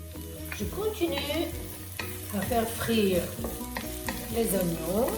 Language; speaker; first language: French; non-native, fluent; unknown